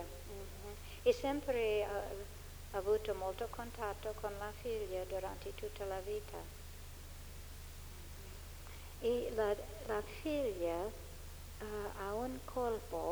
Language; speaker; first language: Italian; non-native, fluent; English